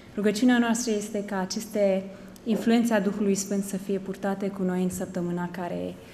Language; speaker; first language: Romanian; native; Romanian